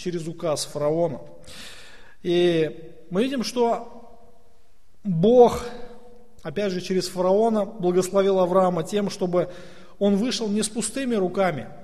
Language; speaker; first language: Russian; native; Russian